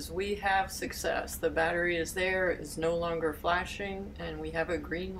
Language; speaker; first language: English; native; English